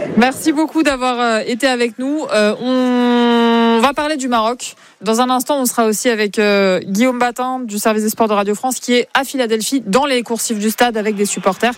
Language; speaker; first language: French; native; French